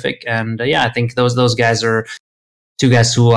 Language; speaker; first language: English; non-native, fluent; Swedish